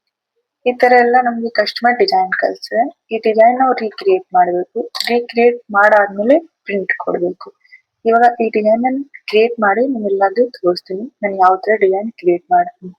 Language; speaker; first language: Kannada; non-native, learner; Hindi